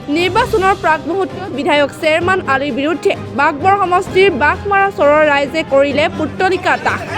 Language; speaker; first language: Assamese; native; Assamese